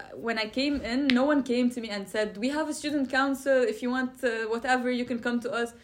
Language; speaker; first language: English; non-native, fluent; Arabic